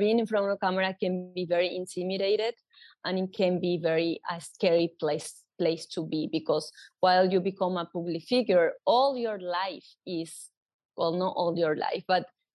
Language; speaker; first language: English; non-native, fluent; Spanish